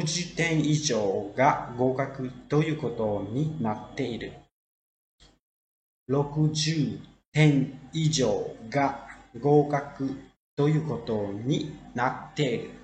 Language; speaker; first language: Japanese; non-native, fluent; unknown